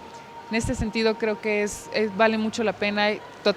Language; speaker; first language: Spanish; native; Spanish